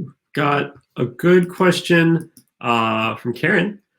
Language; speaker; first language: English; native; English